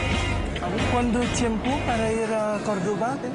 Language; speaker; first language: Spanish; non-native, learner; French